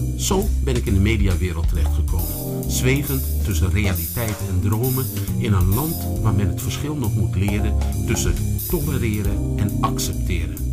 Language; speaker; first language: Dutch; early bilingual, other home language; Sranan Tongo